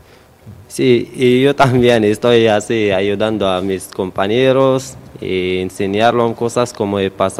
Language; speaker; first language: Spanish; non-native, learner; Arabic